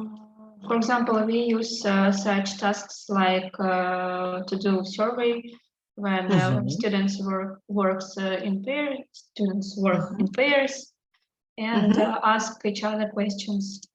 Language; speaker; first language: English; non-native, learner; Russian